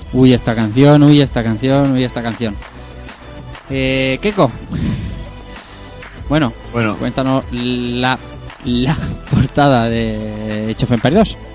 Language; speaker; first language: Spanish; native; Spanish